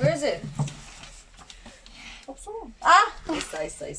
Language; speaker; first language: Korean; non-native, learner; Bulgarian